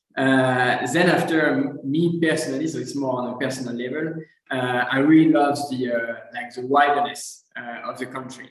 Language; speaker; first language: English; non-native, fluent; French